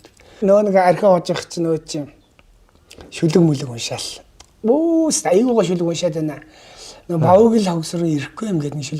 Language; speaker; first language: Mongolian; native; Mongolian